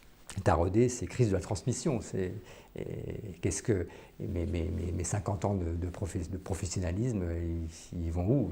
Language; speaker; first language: French; native; French